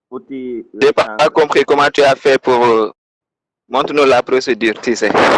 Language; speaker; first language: French; non-native, local second language; Wolof